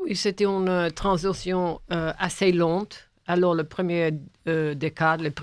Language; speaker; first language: French; non-native, fluent; English